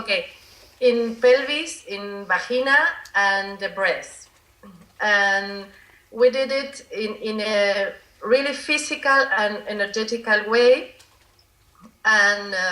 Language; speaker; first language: English; non-native, learner; Spanish